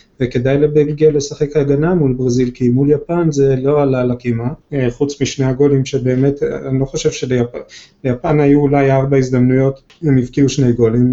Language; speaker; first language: Hebrew; native; Hebrew